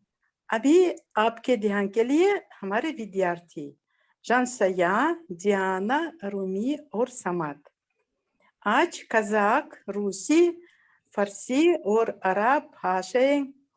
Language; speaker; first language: Hindi; non-native, fluent; Kazakh